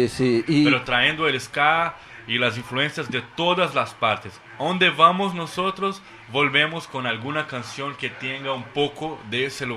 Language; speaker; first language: Spanish; non-native, fluent; Portuguese